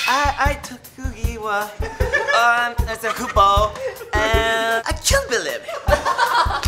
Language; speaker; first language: English; non-native, learner; Japanese